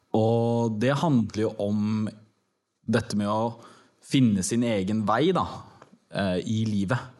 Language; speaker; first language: Norwegian; early bilingual, other home language; Turkish